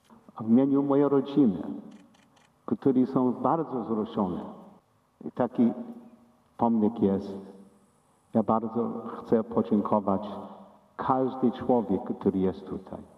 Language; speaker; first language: Polish; non-native, fluent; English